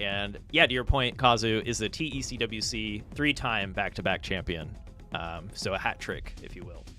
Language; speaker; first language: English; native; English